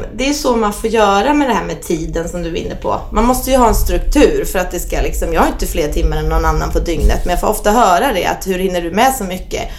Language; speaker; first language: Swedish; native; Swedish